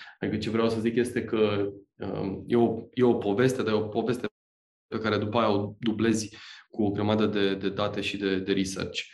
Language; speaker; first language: Romanian; native; Romanian